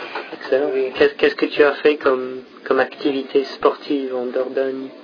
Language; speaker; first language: French; non-native, fluent; English